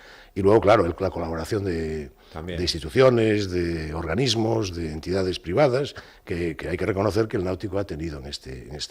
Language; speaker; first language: Spanish; native; Spanish